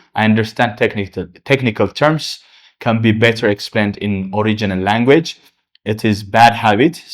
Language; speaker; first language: English; non-native, local second language; Amharic